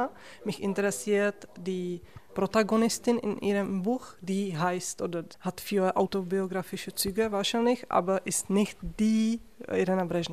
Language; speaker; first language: German; non-native, fluent; Czech